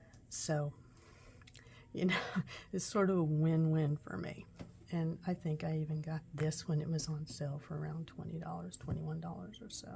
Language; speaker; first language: English; native; English